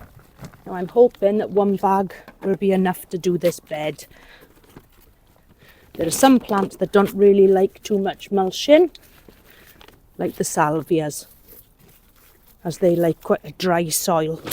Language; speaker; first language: English; native; English